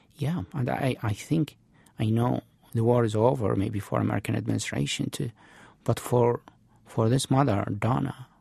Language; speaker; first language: English; non-native, fluent; Arabic